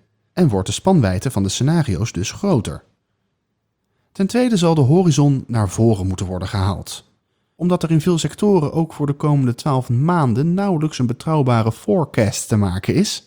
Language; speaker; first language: Dutch; native; Dutch